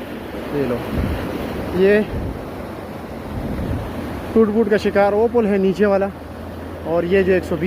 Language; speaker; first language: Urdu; non-native, local second language; Pashto